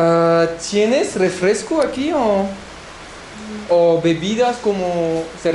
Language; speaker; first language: Spanish; non-native, learner; French